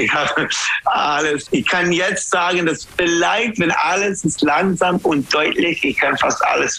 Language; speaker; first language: German; non-native, learner; English